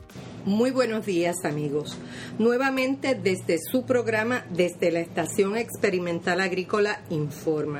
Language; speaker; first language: Spanish; native; Spanish